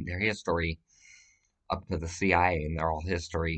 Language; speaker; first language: English; native; English